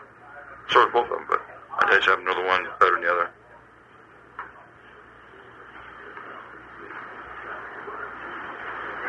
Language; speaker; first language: English; early bilingual, other home language; Spanish